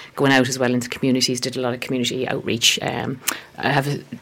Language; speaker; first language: English; native; English